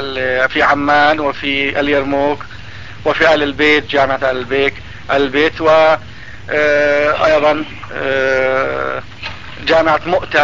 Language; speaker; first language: Arabic; non-native, fluent; Turkish